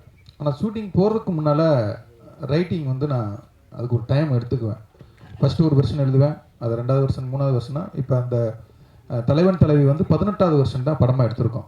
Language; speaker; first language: Tamil; native; Tamil